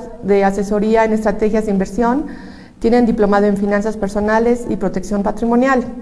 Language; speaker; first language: Spanish; native; Spanish